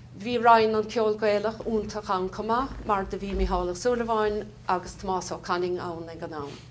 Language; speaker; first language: Irish; native; Irish